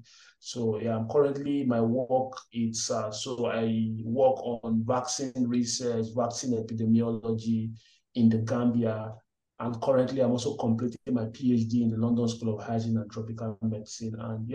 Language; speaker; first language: English; non-native, local second language; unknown